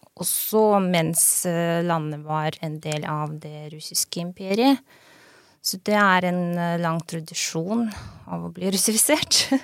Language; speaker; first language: Norwegian; non-native, fluent; Belarusian